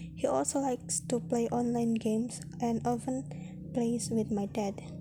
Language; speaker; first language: English; non-native, fluent; Indonesian